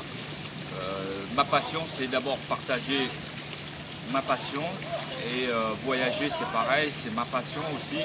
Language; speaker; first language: French; early bilingual, other home language; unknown